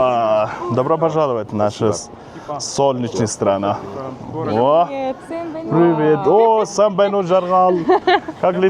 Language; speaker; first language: Russian; non-native, fluent; Mongolian